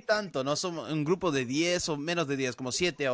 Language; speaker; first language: Spanish; early bilingual, heritage; Spanish